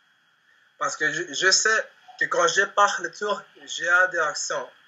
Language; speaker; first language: French; non-native, learner; Spanish